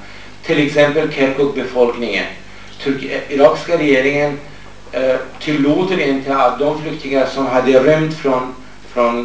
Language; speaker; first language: Swedish; non-native, fluent; Kurdish